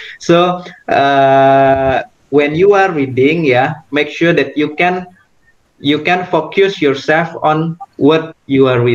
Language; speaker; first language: English; non-native, fluent; Indonesian